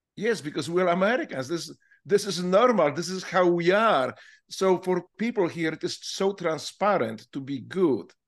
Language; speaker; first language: English; non-native, fluent; Polish